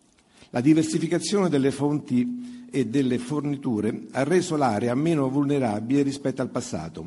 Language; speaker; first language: Italian; native; Italian